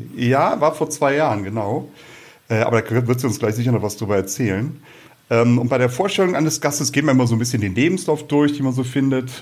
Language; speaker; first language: German; native; German